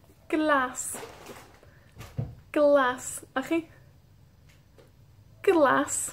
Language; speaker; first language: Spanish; non-native, fluent; Welsh